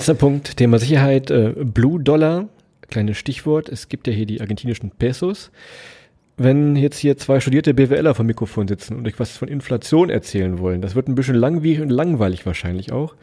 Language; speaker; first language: German; native; German